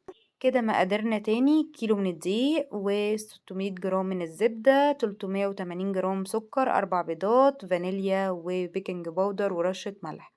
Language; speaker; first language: Arabic; native; Arabic